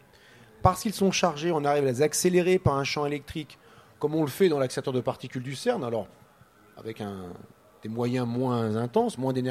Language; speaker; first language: French; native; French